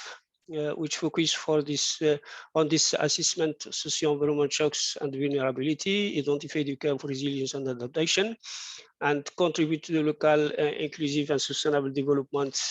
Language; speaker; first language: English; non-native, fluent; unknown